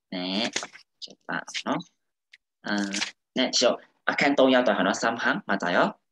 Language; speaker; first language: Korean; non-native, fluent; Burmese